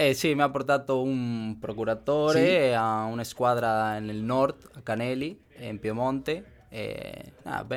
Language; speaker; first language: Italian; non-native, learner; Spanish